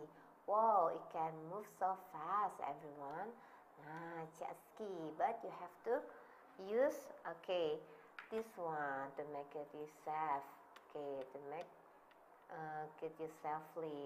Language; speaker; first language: English; non-native, learner; Indonesian